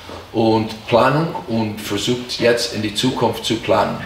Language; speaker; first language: German; non-native, fluent; English